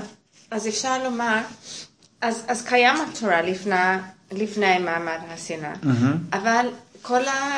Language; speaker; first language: Hebrew; non-native, fluent; English